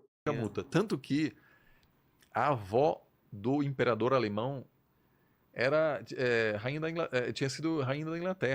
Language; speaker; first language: Portuguese; non-native, fluent; German